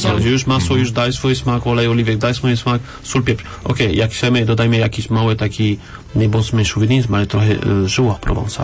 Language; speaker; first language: Polish; non-native, learner; French